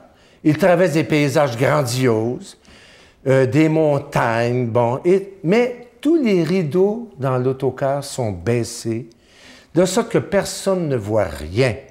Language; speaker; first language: French; native; French